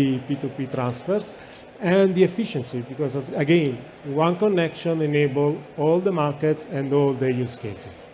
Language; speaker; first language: English; non-native, fluent; Italian